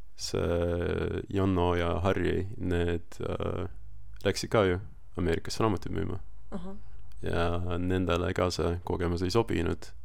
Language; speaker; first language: Estonian; early bilingual, other home language; Russian